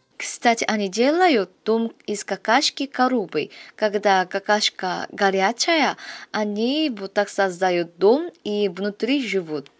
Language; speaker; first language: Russian; non-native, fluent; Korean